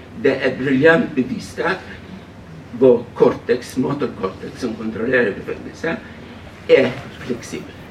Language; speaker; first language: Norwegian; non-native, fluent; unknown